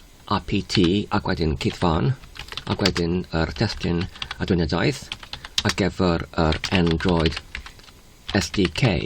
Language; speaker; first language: Welsh; non-native, learner; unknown